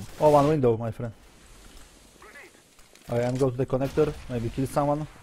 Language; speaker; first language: English; non-native, learner; Polish